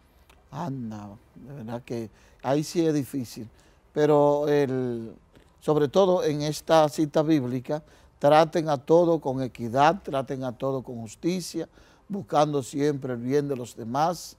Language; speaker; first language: Spanish; native; Spanish